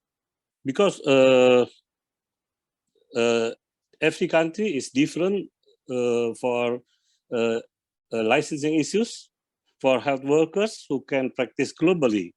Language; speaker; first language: English; non-native, learner; Indonesian